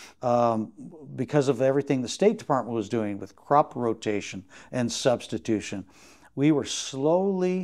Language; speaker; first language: English; native; English